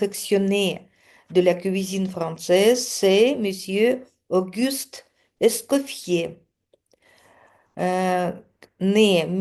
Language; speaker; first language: French; non-native, fluent; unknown